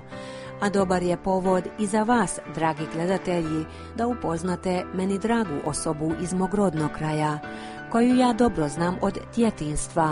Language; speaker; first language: Serbian; early bilingual, heritage; Croatian